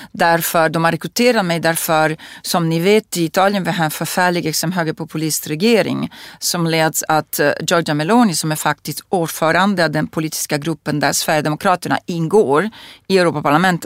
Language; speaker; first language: Swedish; non-native, fluent; Italian